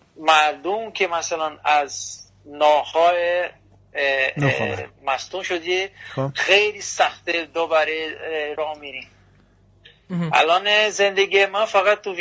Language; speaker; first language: Persian; non-native, learner; Portuguese